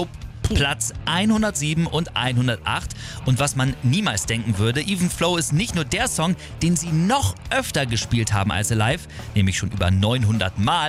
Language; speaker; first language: German; native; German